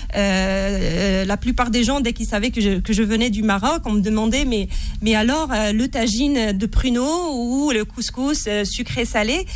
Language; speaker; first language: French; non-native, local second language; Arabic